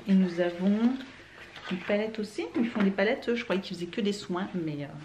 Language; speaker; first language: French; native; French